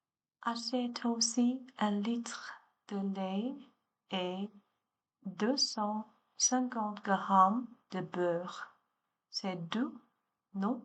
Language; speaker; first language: French; non-native, learner; Chinese